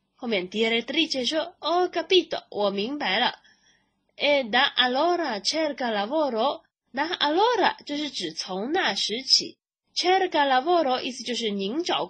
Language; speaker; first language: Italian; non-native, fluent; Chinese